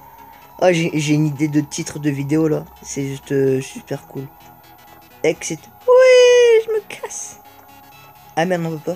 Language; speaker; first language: French; native; French